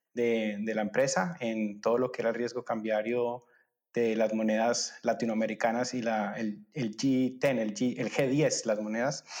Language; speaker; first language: Spanish; native; Spanish